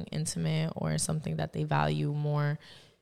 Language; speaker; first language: English; non-native, fluent; Spanish